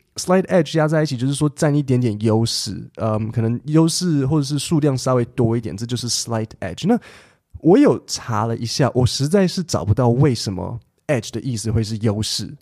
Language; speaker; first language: Chinese; native; Chinese